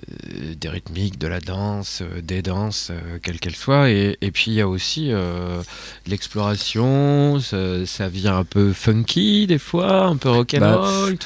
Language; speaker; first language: French; native; French